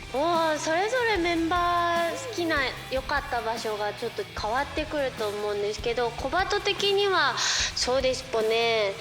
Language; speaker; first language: Japanese; native; Japanese